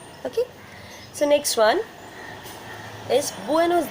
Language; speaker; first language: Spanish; non-native, fluent; Bangla